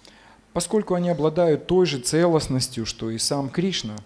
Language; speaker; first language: Russian; native; Russian